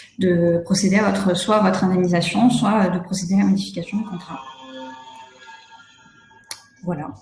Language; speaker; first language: French; native; French